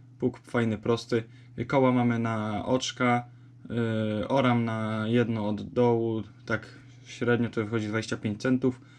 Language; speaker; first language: Polish; native; Polish